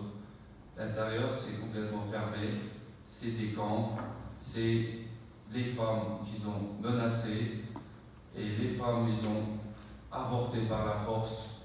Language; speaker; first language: French; non-native, fluent; Uyghur